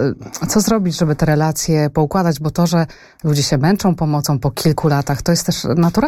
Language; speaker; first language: Polish; native; Polish